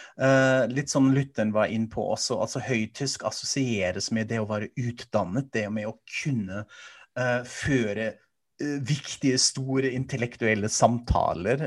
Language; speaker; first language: Norwegian; non-native, fluent; German